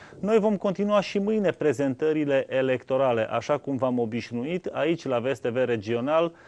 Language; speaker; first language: Romanian; native; Romanian